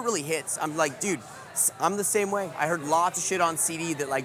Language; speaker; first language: English; native; English